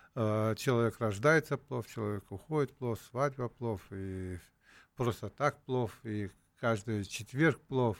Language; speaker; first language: Russian; non-native, local second language; Uzbek